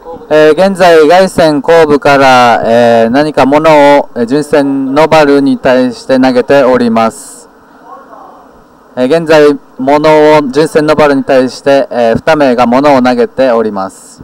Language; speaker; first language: Japanese; native; Japanese